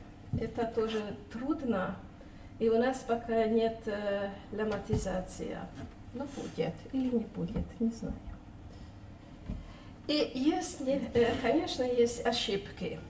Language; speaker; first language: Russian; non-native, fluent; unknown